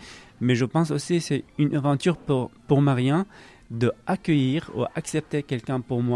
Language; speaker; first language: French; non-native, learner; Arabic